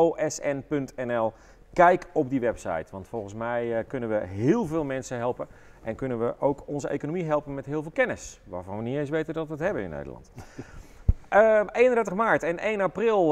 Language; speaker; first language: Dutch; native; Dutch